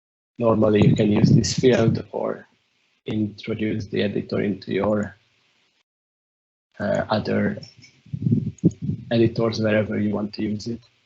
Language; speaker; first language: English; non-native, fluent; Hungarian